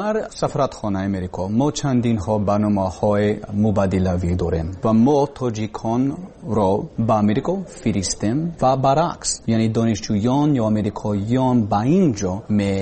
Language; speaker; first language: Persian; non-native, learner; English